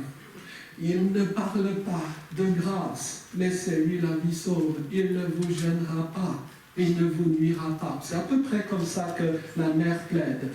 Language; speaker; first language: French; native; French